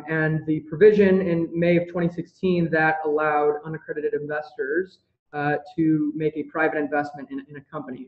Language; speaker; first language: English; native; English